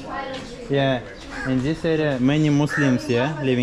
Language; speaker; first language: English; non-native, learner; Russian